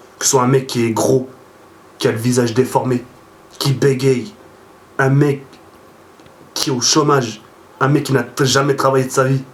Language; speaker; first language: French; early bilingual, other home language; Arabic